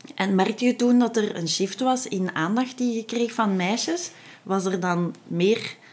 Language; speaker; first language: Dutch; native; Dutch